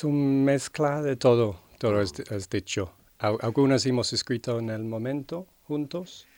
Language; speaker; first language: Spanish; non-native, fluent; English